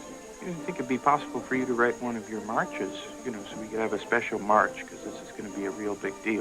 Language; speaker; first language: English; native; English